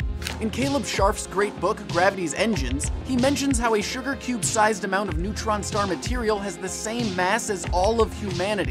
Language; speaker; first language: English; native; English